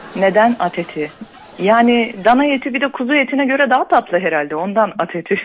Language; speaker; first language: Turkish; non-native, fluent; Uzbek